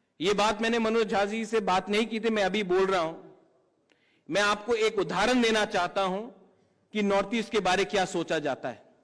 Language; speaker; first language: Hindi; non-native, local second language; Kok Borok